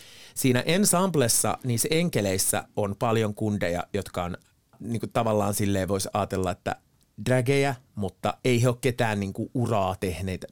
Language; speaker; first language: Finnish; native; Finnish